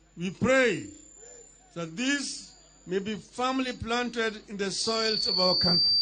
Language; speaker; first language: English; non-native, local second language; Swahili